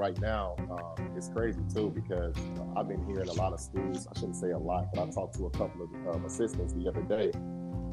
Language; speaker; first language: English; native; English